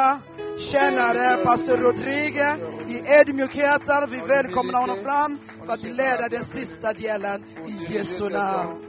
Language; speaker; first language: Swedish; non-native, learner; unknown